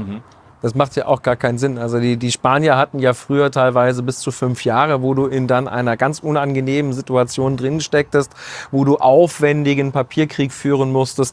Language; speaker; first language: German; native; German